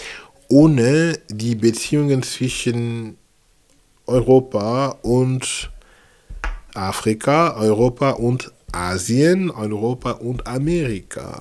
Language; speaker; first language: German; non-native, fluent; French